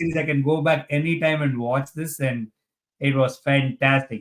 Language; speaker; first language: English; non-native, local second language; Hindi